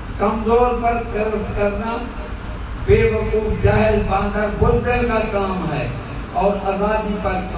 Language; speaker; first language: Urdu; native; Urdu